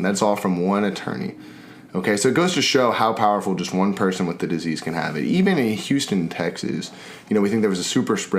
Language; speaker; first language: English; native; English